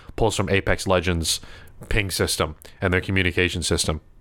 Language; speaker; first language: English; early bilingual, other home language; Filipino